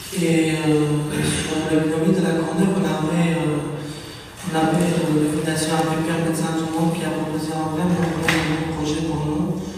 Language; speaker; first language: French; non-native, learner; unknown